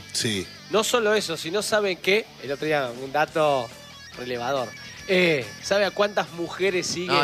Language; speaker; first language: Spanish; native; Spanish